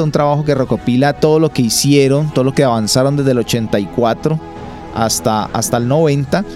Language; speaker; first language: Spanish; native; Spanish